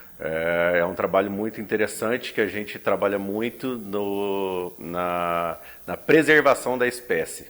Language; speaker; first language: Portuguese; native; Portuguese